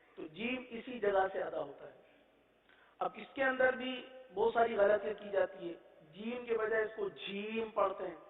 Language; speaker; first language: Urdu; native; Urdu